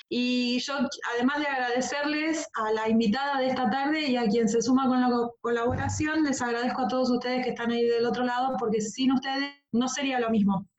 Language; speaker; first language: Spanish; native; Spanish